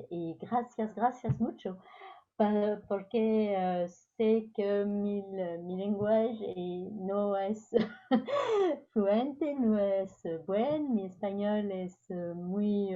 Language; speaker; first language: Spanish; non-native, learner; French